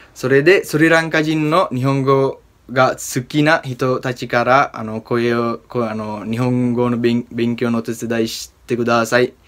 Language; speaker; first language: Japanese; non-native, fluent; Sinhala